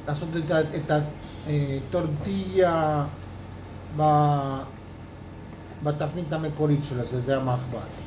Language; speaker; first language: Hebrew; non-native, fluent; Spanish